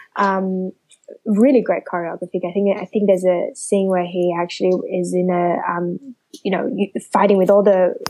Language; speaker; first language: English; early bilingual, other home language; Chinese